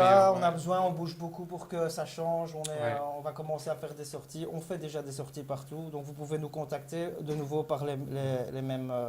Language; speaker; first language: French; native; French